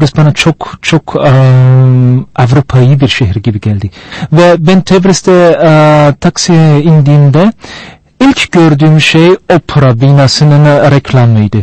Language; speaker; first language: Turkish; non-native, fluent; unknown